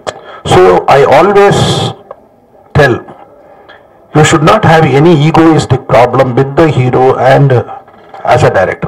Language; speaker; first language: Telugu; non-native, fluent; Tamil